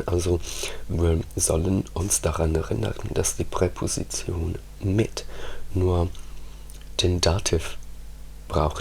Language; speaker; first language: German; non-native, fluent; Italian